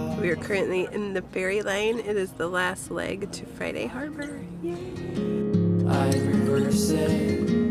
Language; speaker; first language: English; native; English